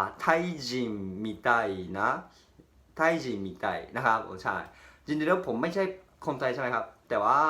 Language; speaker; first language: Thai; non-native, fluent; Japanese